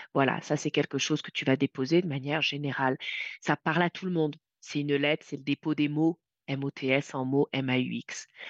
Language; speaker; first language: French; native; French